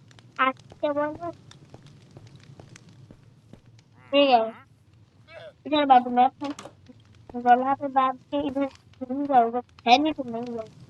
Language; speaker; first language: Hindi; non-native, local second language; Bangla